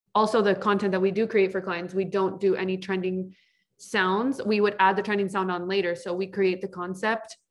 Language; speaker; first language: English; native; English